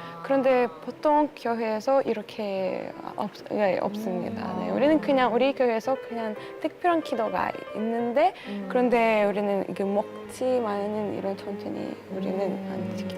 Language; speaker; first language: Korean; non-native, learner; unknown